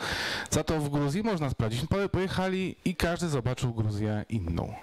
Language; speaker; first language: Polish; native; Polish